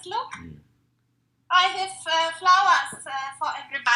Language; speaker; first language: English; non-native, learner; Russian